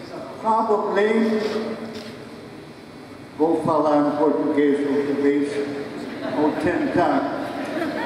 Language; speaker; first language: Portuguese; non-native, fluent; English